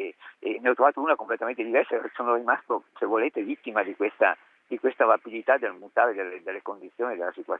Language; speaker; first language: Italian; native; Italian